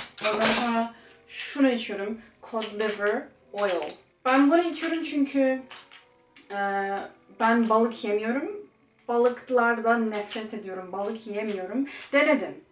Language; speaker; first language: Turkish; early bilingual, heritage; Turkish